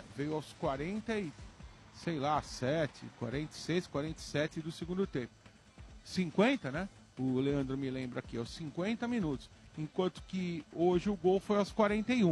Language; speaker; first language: Portuguese; native; Portuguese